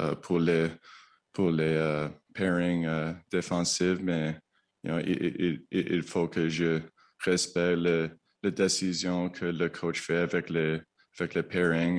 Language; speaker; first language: French; non-native, learner; English